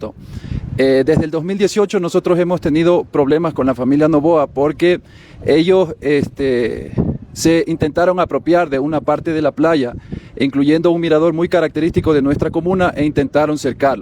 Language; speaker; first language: Spanish; native; Spanish